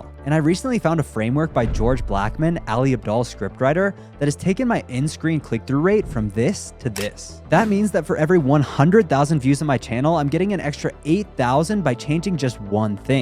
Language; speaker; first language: English; native; English